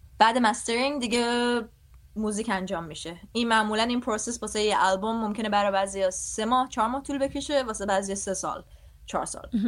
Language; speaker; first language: Persian; early bilingual, heritage; Persian